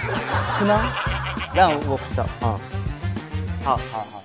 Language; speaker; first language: Chinese; non-native, learner; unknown